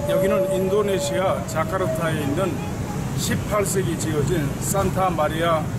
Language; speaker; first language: Korean; native; Korean